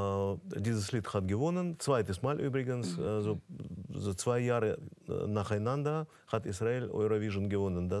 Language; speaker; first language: German; non-native, fluent; Russian